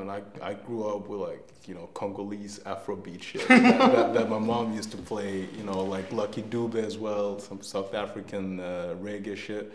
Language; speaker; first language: English; non-native, fluent; Danish